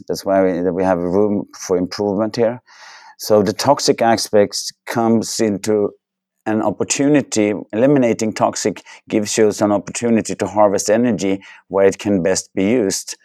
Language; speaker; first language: English; non-native, fluent; Swedish